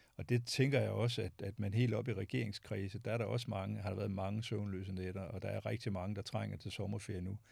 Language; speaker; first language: Danish; native; Danish